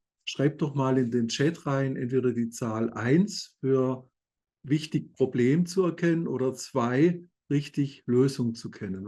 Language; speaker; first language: German; native; German